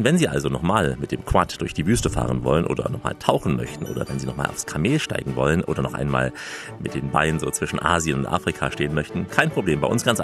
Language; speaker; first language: German; native; German